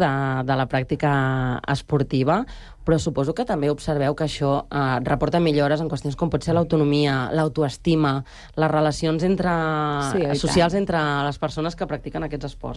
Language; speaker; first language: Catalan; native; Catalan